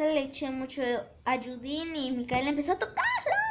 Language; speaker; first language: Spanish; native; Spanish